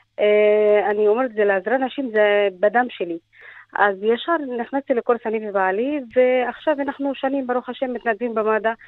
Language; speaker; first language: Hebrew; non-native, fluent; Arabic